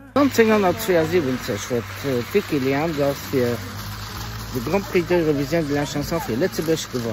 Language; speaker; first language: German; non-native, learner; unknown